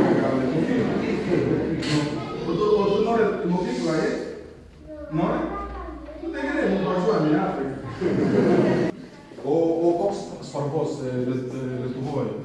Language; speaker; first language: Lithuanian; non-native, learner; Igbo